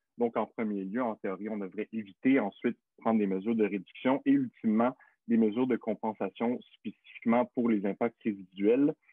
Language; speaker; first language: French; native; French